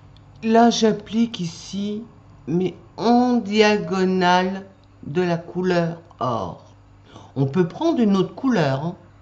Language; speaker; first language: French; native; French